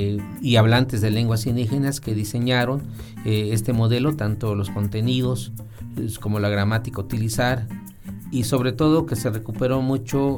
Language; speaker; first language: Spanish; native; Spanish